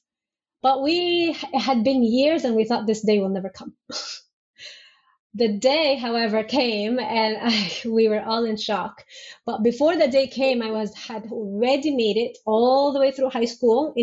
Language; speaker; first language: English; non-native, fluent; Arabic